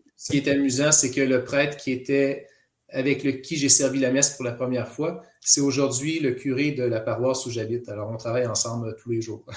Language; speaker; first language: French; native; French